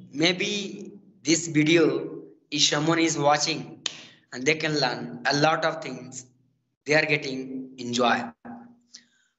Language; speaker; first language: English; non-native, learner; Hindi